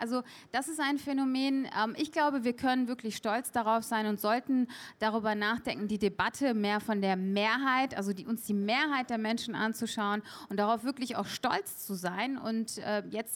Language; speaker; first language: German; early bilingual, other home language; Turkish